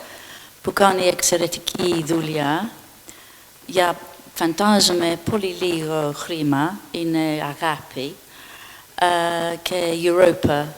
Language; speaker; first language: Greek; non-native, fluent; English